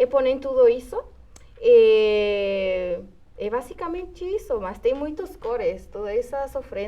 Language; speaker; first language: Portuguese; non-native, fluent; Spanish